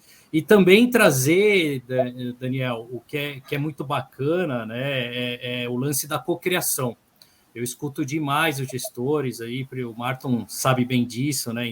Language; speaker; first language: Portuguese; native; Portuguese